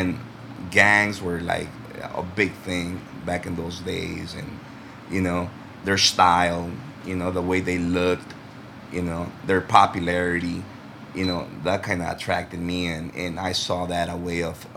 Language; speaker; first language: English; early bilingual, other home language; Spanish